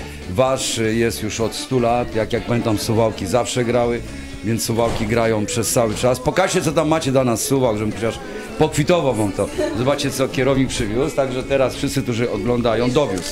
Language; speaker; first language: Polish; native; Polish